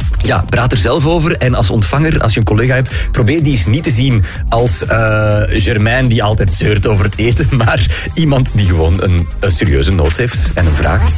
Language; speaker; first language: Dutch; native; Dutch